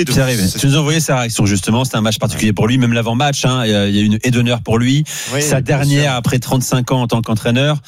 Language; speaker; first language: French; native; French